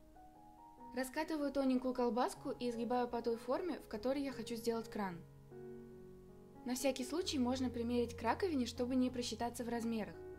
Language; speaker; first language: Russian; native; Russian